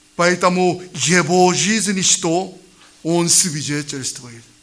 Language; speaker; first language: Russian; non-native, learner; Korean